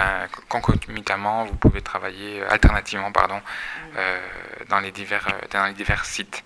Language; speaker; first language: French; native; French